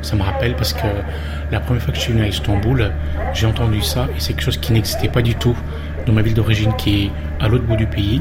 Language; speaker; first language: French; non-native, fluent; Turkish